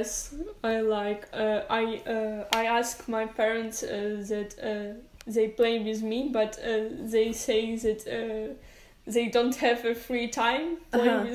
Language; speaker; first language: English; non-native, learner; Ukrainian